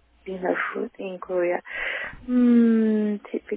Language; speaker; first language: English; non-native, learner; Korean